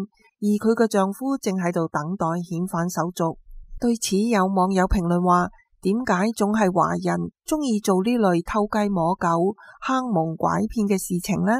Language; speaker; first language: Chinese; non-native, local second language; Cantonese